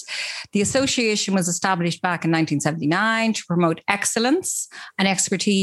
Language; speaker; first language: English; native; English